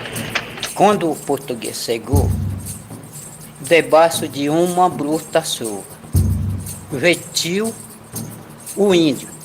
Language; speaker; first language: Portuguese; non-native, fluent; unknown